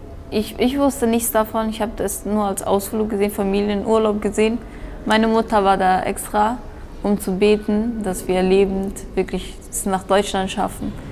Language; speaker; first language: German; early bilingual, other home language; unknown